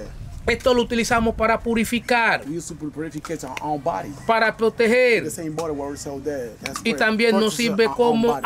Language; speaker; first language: Spanish; native; Spanish